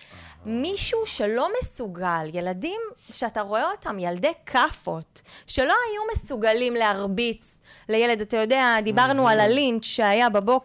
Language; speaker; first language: Hebrew; native; Hebrew